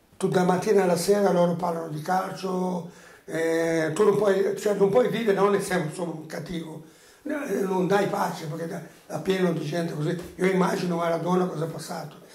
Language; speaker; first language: Italian; non-native, fluent; Portuguese